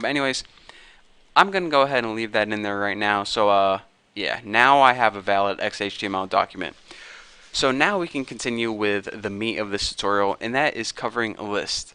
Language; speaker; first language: English; native; English